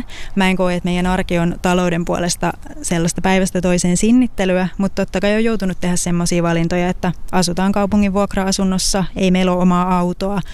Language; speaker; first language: Finnish; native; Finnish